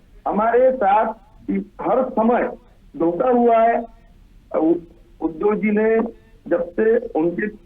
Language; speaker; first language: Hindi; non-native, local second language; Marathi